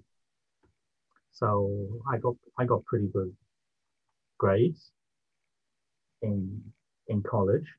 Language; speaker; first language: English; native; English